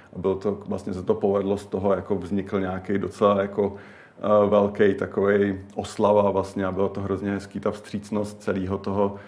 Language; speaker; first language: Czech; native; Czech